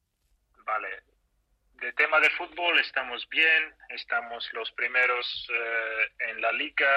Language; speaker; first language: Spanish; non-native, fluent; Russian